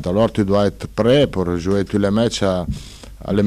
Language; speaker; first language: French; non-native, learner; Italian